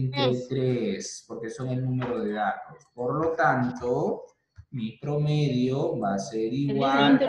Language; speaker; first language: Spanish; native; Spanish